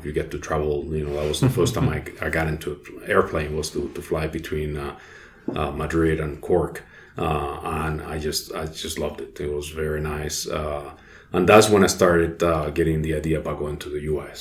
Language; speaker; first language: English; non-native, fluent; Spanish